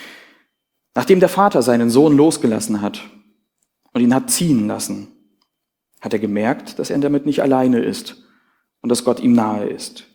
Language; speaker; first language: German; native; German